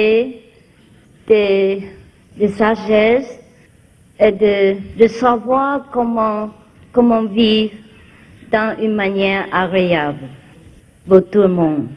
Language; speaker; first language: French; non-native, fluent; Vietnamese